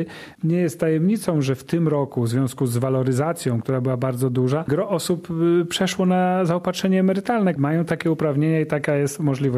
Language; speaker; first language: Polish; native; Polish